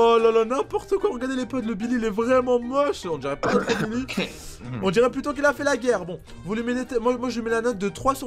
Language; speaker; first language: French; native; French